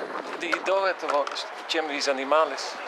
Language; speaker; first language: Russian; non-native, fluent; Dutch